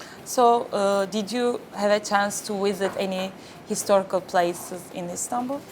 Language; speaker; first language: English; non-native, fluent; Turkish